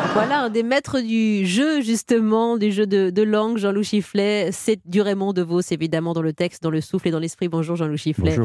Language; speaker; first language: French; native; French